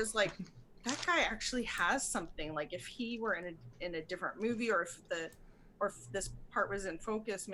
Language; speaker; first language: English; native; English